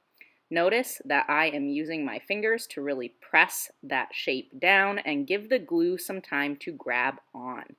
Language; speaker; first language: English; native; English